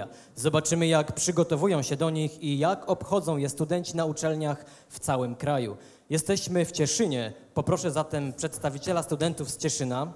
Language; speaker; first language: Polish; native; Polish